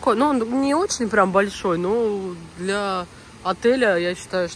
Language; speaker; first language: Russian; native; Russian